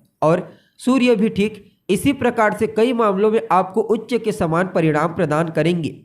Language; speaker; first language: Hindi; native; Hindi